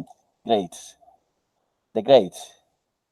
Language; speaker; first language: English; non-native, learner; Spanish